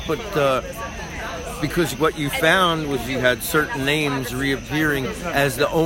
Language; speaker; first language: English; native; English